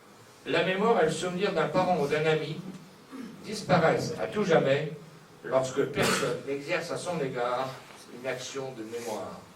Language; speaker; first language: French; native; French